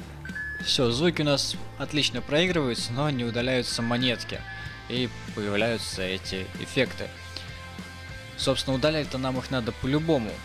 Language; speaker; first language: Russian; native; Russian